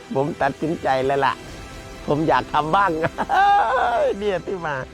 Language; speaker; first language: Thai; native; Thai